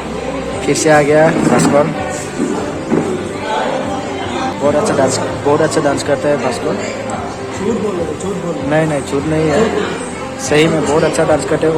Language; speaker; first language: Hindi; non-native, local second language; Bodo